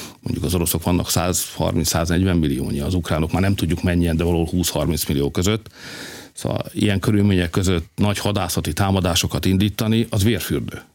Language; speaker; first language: Hungarian; native; Hungarian